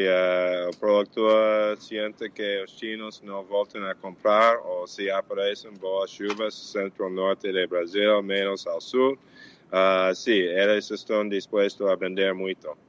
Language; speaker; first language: Portuguese; non-native, fluent; English